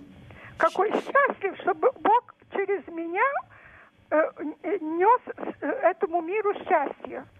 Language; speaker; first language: Russian; non-native, local second language; Ukrainian